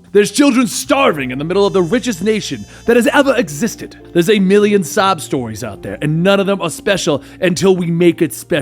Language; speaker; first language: English; native; English